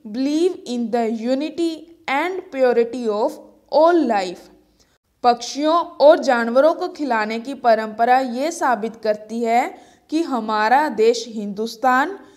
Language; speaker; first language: Hindi; native; Hindi